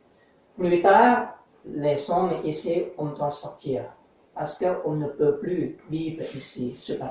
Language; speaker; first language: French; non-native, learner; English